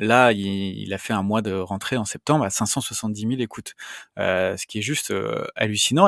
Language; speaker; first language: French; native; French